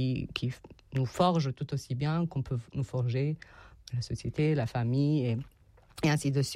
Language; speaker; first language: French; non-native, fluent; Serbian